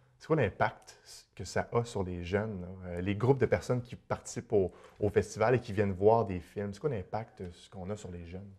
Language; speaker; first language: French; native; French